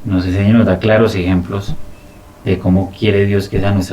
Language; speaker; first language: Spanish; native; Spanish